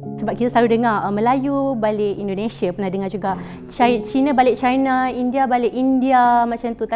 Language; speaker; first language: Malay; native; Malay